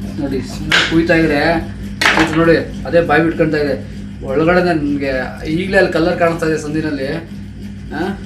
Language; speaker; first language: Kannada; native; Kannada